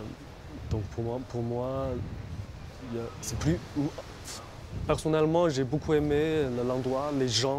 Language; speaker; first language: French; non-native, fluent; Chinese